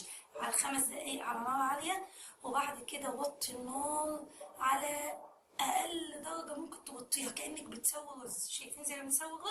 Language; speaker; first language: Arabic; native; Arabic